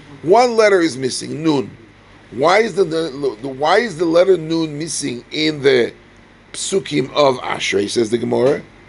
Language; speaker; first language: English; native; English